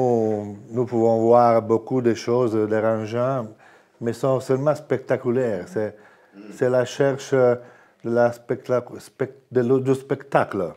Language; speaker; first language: French; non-native, fluent; Italian